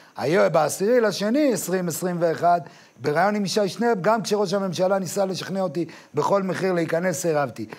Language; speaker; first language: Hebrew; native; Hebrew